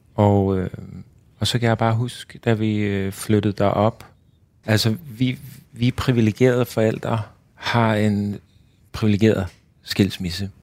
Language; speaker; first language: Danish; native; Danish